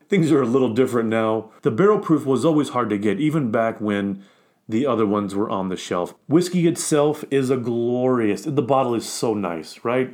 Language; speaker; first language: English; native; English